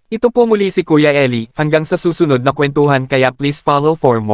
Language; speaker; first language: Filipino; native; Filipino